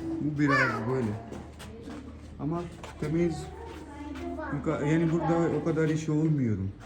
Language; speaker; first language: Turkish; non-native, learner; Urdu